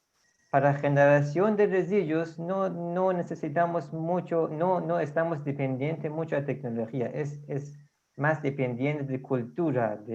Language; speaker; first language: Spanish; non-native, fluent; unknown